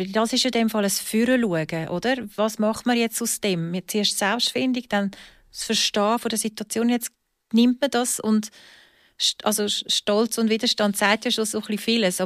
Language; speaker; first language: German; native; German